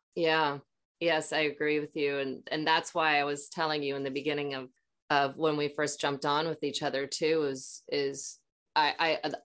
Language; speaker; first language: English; native; English